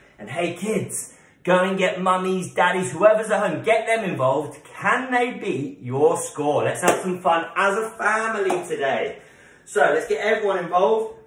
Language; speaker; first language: English; native; English